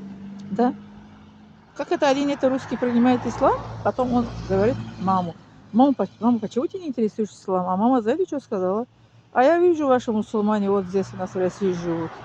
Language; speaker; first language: Russian; non-native, learner; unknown